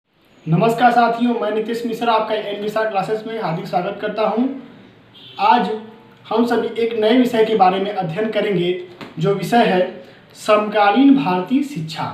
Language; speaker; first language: Hindi; native; Hindi